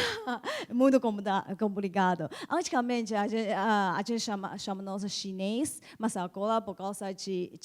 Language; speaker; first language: Portuguese; non-native, learner; Chinese